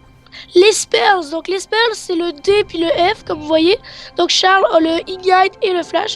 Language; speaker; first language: French; native; French